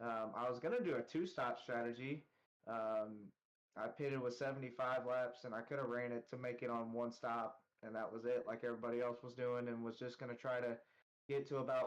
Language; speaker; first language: English; native; English